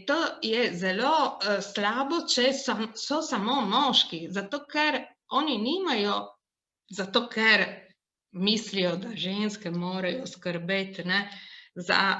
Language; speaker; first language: Slovenian; non-native, local second language; Italian